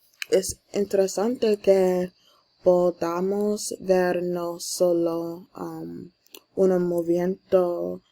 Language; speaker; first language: Spanish; non-native, learner; English